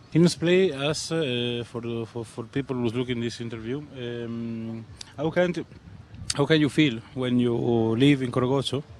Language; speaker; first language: English; non-native, learner; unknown